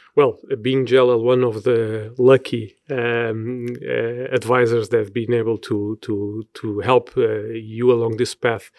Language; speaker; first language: English; non-native, fluent; Portuguese